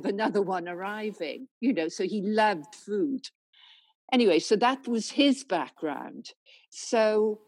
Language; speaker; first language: English; native; English